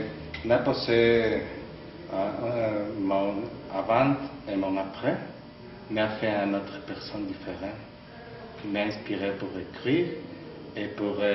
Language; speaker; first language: French; non-native, learner; Spanish